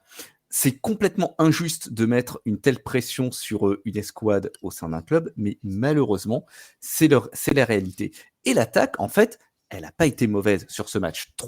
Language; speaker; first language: French; native; French